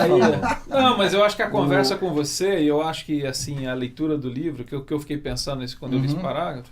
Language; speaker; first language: Portuguese; native; Portuguese